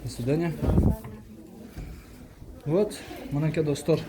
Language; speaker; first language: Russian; non-native, local second language; Kyrgyz